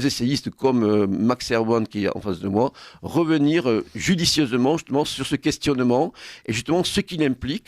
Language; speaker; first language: French; native; French